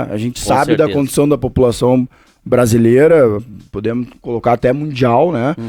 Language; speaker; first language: Portuguese; native; Portuguese